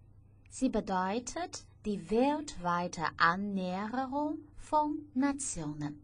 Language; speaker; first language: German; non-native, fluent; Chinese